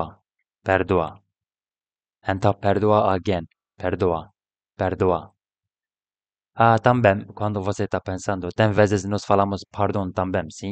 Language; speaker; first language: Portuguese; non-native, learner; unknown